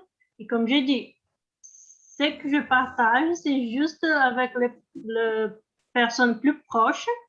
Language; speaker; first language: French; non-native, learner; Portuguese